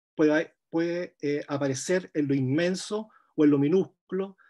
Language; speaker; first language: Spanish; native; Spanish